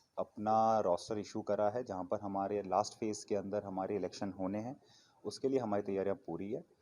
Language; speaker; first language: Hindi; non-native, local second language; Punjabi